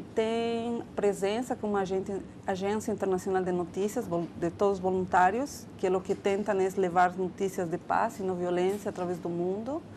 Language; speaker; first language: Portuguese; non-native, fluent; Spanish